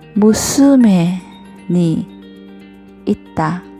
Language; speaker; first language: Korean; native; Korean